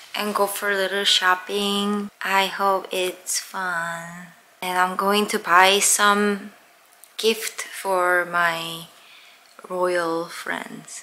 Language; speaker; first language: English; non-native, learner; Korean